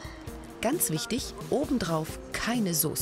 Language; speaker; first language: German; native; German